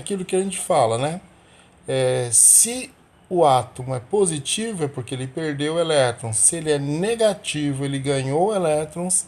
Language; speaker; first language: Portuguese; native; Portuguese